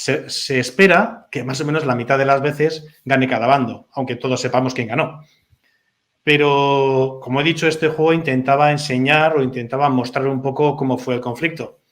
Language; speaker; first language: Spanish; native; Spanish